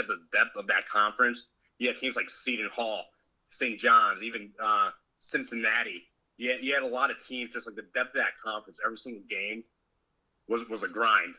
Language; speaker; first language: English; native; English